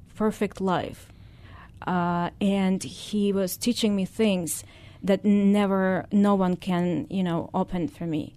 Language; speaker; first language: English; non-native, fluent; Russian